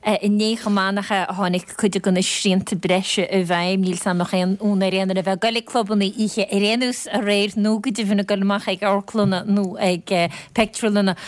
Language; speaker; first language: Irish; native; Irish